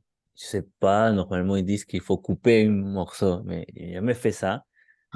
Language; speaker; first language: French; non-native, learner; Spanish